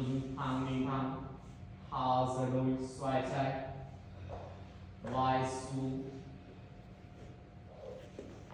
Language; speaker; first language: Vietnamese; non-native, learner; Indonesian